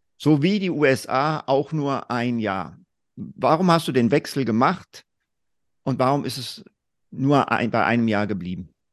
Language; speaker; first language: German; native; German